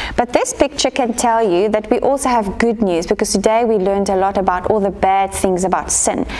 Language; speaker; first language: English; non-native, local second language; Afrikaans